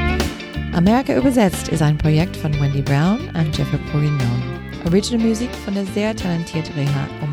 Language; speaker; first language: German; non-native, learner; English